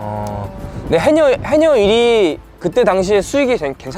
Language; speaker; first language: Korean; native; Korean